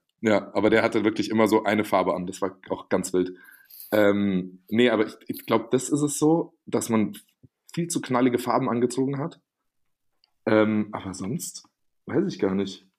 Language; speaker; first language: German; native; German